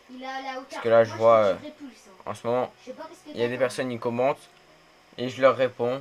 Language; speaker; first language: French; native; French